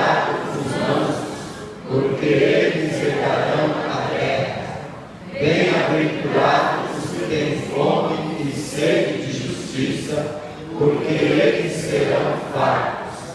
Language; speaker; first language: Portuguese; native; Portuguese